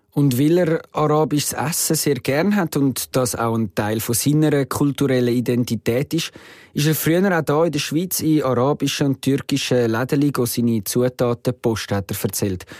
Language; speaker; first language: German; native; German